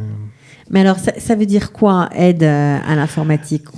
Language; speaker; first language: French; native; French